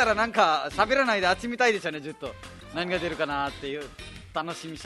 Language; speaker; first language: Japanese; non-native, fluent; Nepali